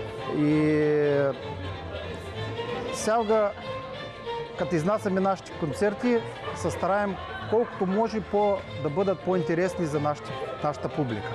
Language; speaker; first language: Bulgarian; early bilingual, heritage; Bulgarian